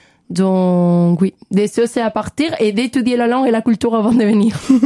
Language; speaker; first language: French; non-native, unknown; Spanish